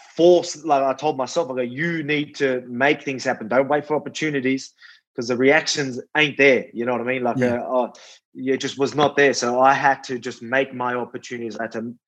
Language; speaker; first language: English; native; English